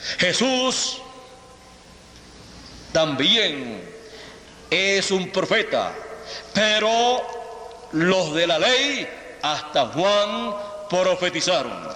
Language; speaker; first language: Spanish; native; Spanish